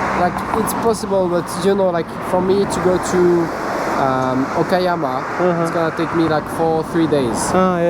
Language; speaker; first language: English; non-native, fluent; French